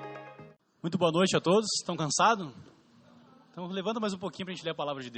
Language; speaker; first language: Portuguese; native; Portuguese